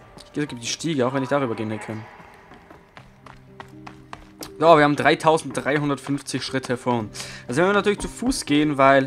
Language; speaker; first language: German; native; German